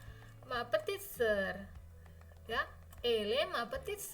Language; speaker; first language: French; non-native, fluent; Indonesian